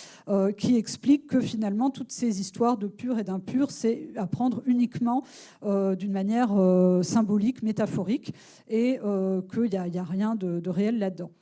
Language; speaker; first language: French; native; French